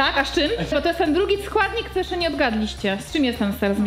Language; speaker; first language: Polish; native; Polish